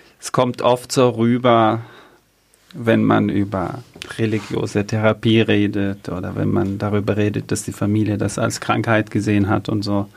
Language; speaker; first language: German; non-native, fluent; Arabic